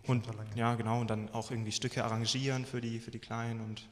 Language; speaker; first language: German; native; German